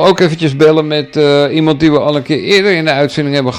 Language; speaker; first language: Dutch; native; Dutch